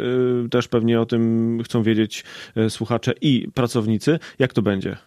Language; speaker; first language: Polish; native; Polish